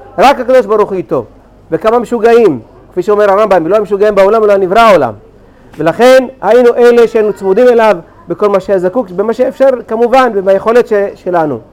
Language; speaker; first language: Hebrew; native; Hebrew